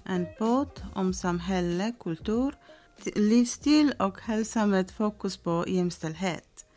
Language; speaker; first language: Swedish; non-native, learner; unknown